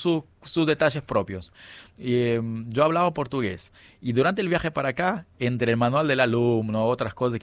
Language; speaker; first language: Spanish; non-native, fluent; Kabuverdianu